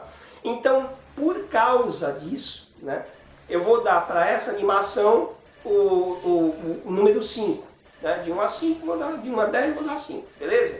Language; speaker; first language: Portuguese; native; Portuguese